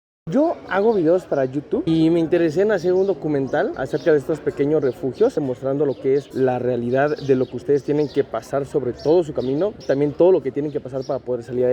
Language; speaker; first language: Spanish; native; Spanish